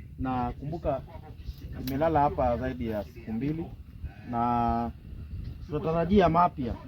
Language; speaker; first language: Swahili; non-native, local second language; Luyia